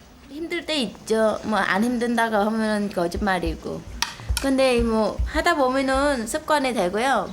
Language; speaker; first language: Korean; non-native, fluent; Vietnamese